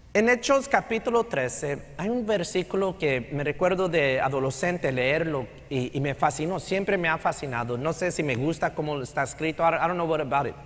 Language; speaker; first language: Spanish; native; Spanish